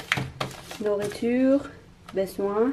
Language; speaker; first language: French; non-native, learner; Norwegian